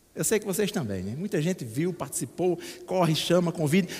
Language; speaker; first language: Portuguese; native; Portuguese